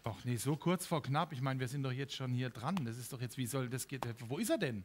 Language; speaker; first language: German; native; German